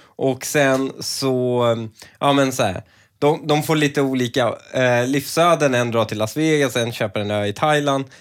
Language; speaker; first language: Swedish; early bilingual, other home language; Persian